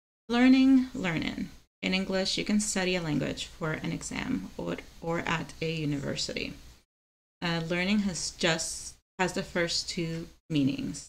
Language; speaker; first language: English; non-native, fluent; Spanish